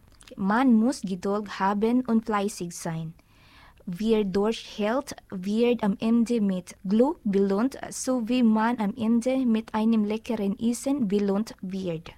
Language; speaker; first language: German; non-native, learner; Filipino